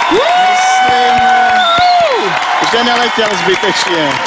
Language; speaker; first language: Czech; native; Czech